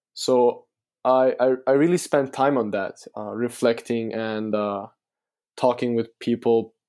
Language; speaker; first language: English; non-native, fluent; Turkish